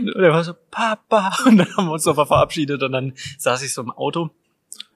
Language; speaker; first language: German; native; German